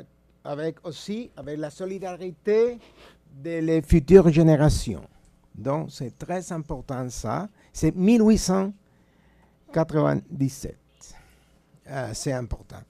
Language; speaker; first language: French; non-native, fluent; Spanish